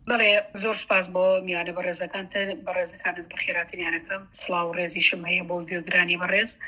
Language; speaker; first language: Central Kurdish; native; Central Kurdish